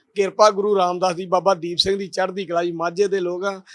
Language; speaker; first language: Punjabi; native; Punjabi